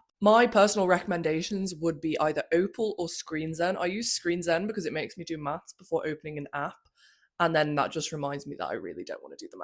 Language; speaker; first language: English; native; English